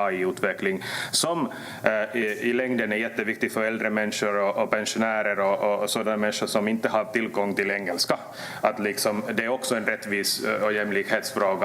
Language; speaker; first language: Swedish; native; Swedish